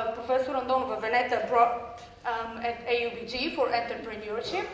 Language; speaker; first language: English; non-native, fluent; Bulgarian